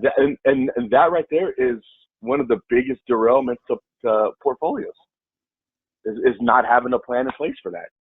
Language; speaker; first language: English; native; English